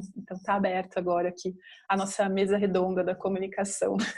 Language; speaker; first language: Portuguese; native; Portuguese